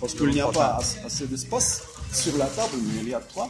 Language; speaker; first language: French; non-native, fluent; Russian